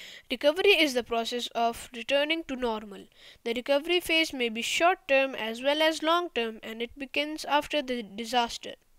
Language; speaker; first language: English; non-native, local second language; Urdu